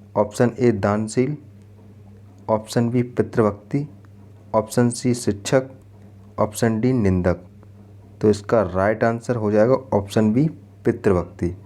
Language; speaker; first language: Hindi; native; Hindi